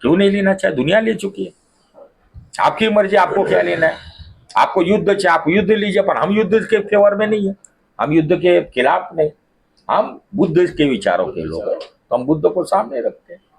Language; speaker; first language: Hindi; non-native, local second language; Marathi